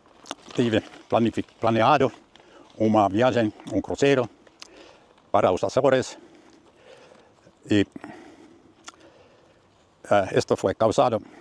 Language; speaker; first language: Portuguese; non-native, learner; Finnish